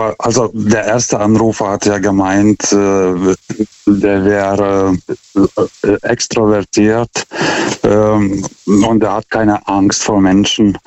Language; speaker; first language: German; non-native, fluent; Lithuanian